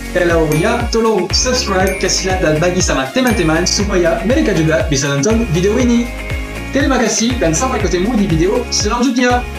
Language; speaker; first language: Indonesian; non-native, fluent; French